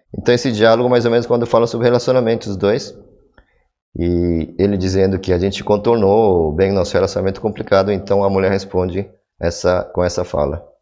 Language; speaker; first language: Portuguese; early bilingual, other home language; Korean